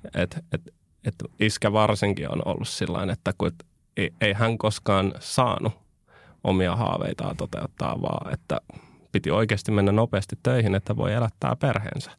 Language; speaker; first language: Finnish; early bilingual, other home language; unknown